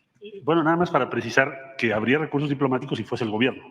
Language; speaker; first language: Spanish; native; Spanish